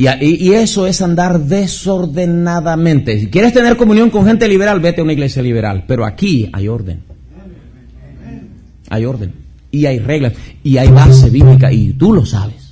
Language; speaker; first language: Spanish; native; Spanish